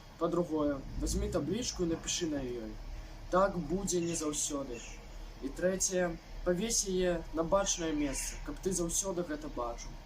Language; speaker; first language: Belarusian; non-native, local second language; Russian